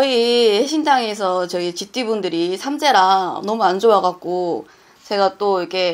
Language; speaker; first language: Korean; native; Korean